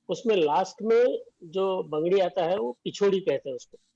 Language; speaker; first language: Hindi; non-native, local second language; Marathi